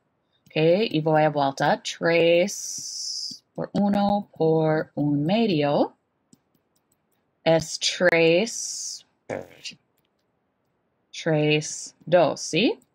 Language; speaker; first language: Spanish; non-native, fluent; English